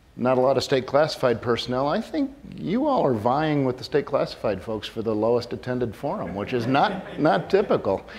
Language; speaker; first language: English; native; English